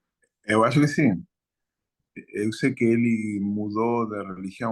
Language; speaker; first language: Portuguese; non-native, learner; Spanish